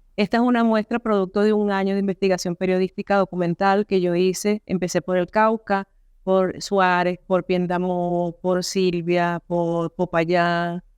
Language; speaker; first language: Spanish; native; Spanish